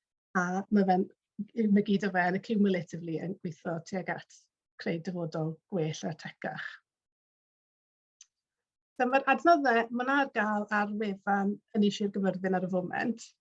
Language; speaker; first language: Welsh; native; Welsh